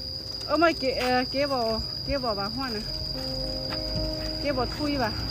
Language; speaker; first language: Chinese; non-native, learner; Lao